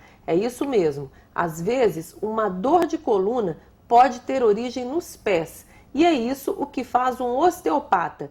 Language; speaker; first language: Portuguese; native; Portuguese